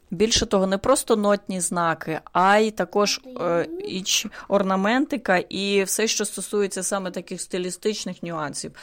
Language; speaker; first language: Ukrainian; native; Ukrainian